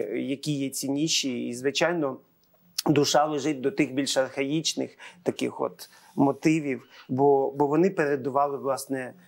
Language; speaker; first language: Ukrainian; native; Ukrainian